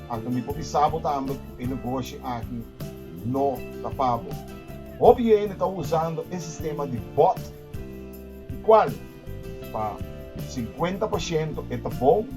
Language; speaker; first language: Portuguese; non-native, learner; Papiamento